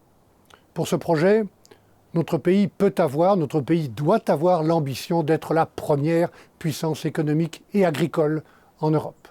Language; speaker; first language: French; native; French